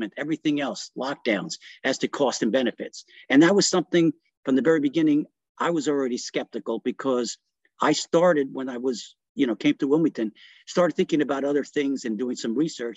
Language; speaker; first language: English; early bilingual, other home language; Italian